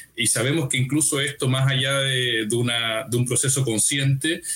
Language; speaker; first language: Spanish; native; Spanish